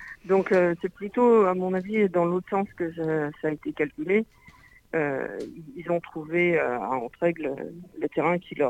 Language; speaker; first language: French; native; French